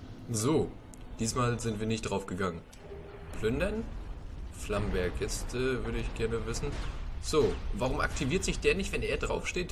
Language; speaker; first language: German; native; German